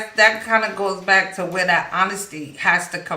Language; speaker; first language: English; native; English